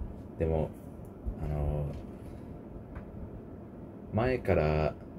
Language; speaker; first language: Japanese; non-native, learner; English